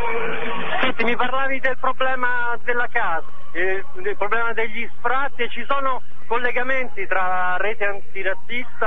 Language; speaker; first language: Italian; native; Italian